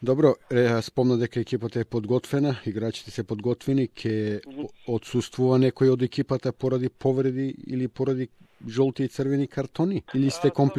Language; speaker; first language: Macedonian; native; Macedonian